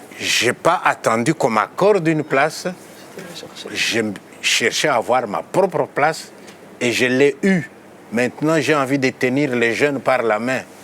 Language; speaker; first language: French; non-native, local second language; Luba-Lulua